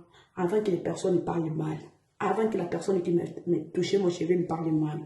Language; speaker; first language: French; non-native, learner; Portuguese